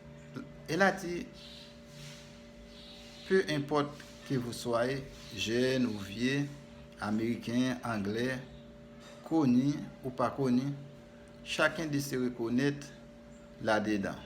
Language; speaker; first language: French; non-native, learner; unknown